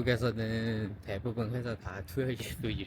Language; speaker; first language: Korean; non-native, fluent; Chinese